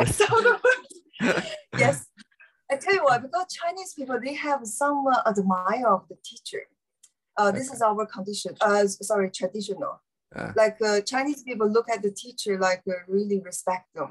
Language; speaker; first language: English; non-native, learner; Chinese